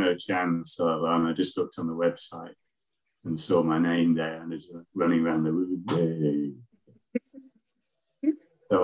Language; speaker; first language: English; native; English